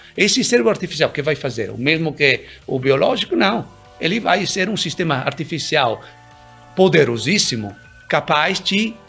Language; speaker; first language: Portuguese; early bilingual, other home language; Italian